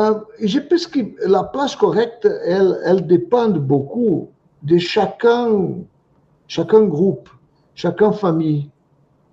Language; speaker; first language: French; non-native, fluent; Portuguese